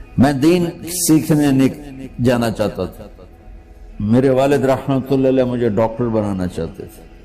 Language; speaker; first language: Urdu; non-native, local second language; Punjabi